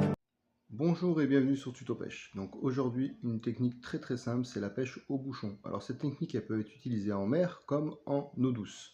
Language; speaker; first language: French; native; French